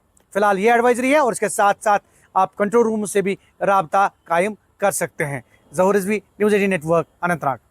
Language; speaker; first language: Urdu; non-native, local second language; Kashmiri